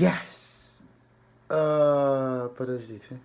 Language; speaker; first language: Russian; non-native, fluent; English